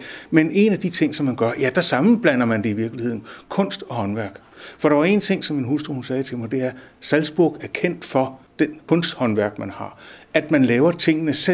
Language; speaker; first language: Danish; native; Danish